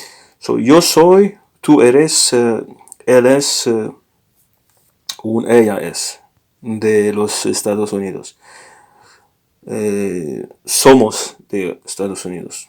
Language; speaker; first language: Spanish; non-native, learner; English